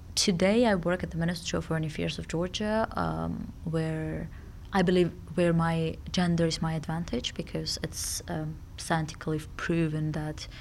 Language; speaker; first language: English; non-native, fluent; Georgian